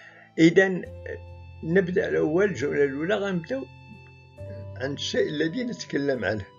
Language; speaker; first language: Arabic; native; Arabic